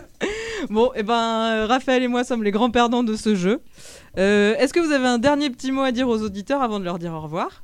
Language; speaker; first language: French; native; French